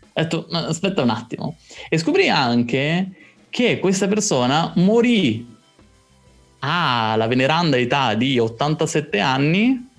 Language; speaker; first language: Italian; native; Italian